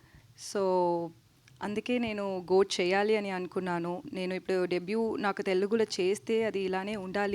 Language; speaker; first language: Telugu; non-native, learner; Tamil